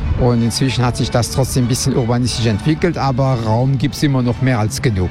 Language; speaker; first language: German; non-native, local second language; Luxembourgish